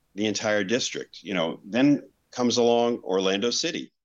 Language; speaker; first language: English; native; English